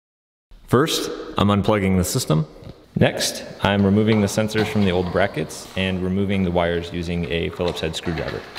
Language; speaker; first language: English; native; English